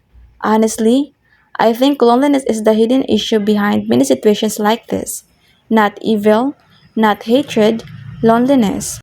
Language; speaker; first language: English; non-native, local second language; Filipino